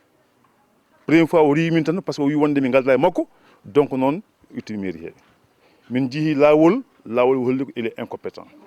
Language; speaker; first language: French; non-native, learner; Fula